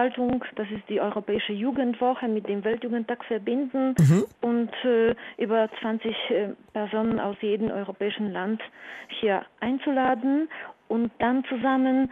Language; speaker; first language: German; non-native, fluent; Polish